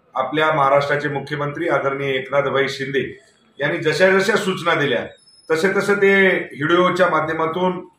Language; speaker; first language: Marathi; native; Marathi